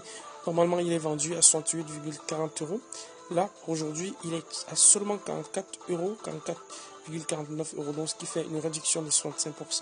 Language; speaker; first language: French; native; French